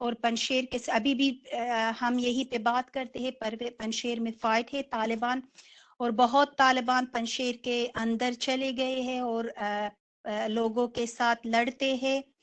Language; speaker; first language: Hindi; non-native, local second language; Persian